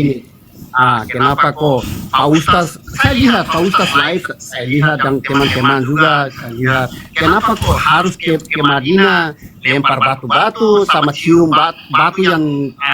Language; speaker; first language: Indonesian; non-native, fluent; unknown